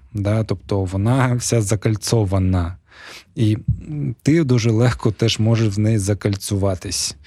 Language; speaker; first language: Ukrainian; non-native, local second language; Russian